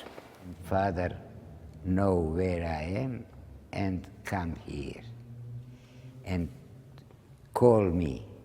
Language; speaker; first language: English; non-native, learner; Ladino